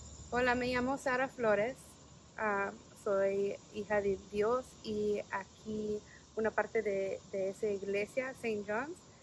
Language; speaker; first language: Spanish; non-native, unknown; English